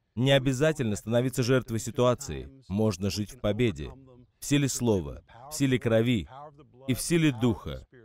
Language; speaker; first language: Russian; non-native, fluent; English